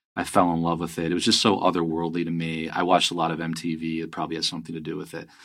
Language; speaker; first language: English; native; English